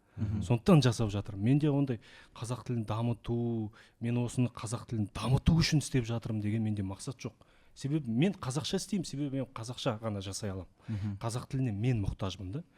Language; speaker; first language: Kazakh; native; Kazakh